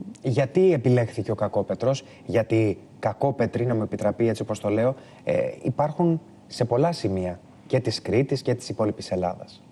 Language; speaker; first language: Greek; native; Greek